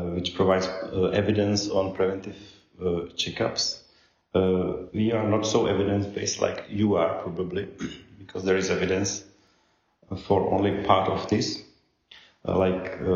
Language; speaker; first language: English; non-native, fluent; Czech